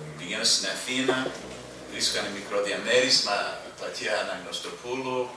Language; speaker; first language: Greek; early bilingual, heritage; Greek